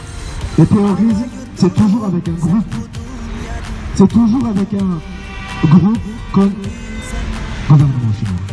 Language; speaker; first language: French; non-native, learner; Uyghur